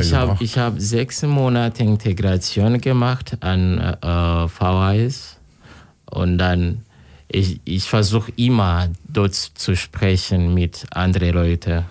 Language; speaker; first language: German; non-native, learner; Kinyarwanda